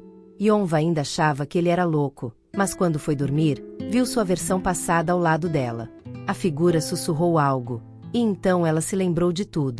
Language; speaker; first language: Portuguese; native; Portuguese